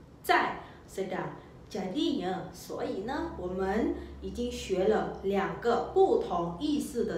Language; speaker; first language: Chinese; non-native, local second language; Malay